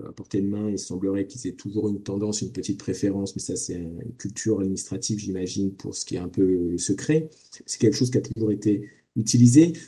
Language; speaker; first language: French; native; French